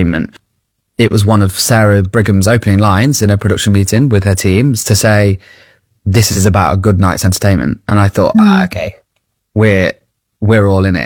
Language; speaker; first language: English; native; English